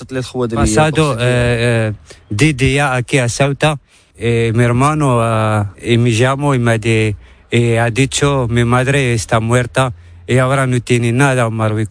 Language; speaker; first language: Spanish; non-native, learner; Arabic